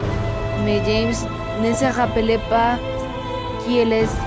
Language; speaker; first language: French; non-native, learner; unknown